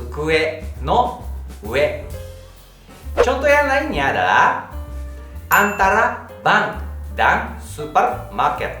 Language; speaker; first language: Indonesian; non-native, fluent; Japanese